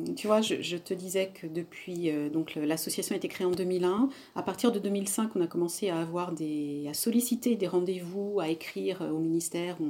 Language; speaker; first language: French; native; French